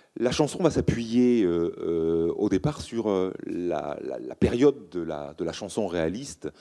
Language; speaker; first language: French; native; French